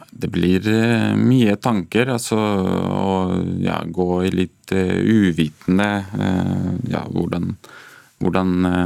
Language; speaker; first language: Norwegian; non-native, fluent; Ukrainian